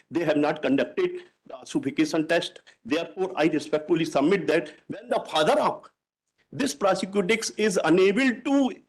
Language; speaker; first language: English; non-native, local second language; Hindi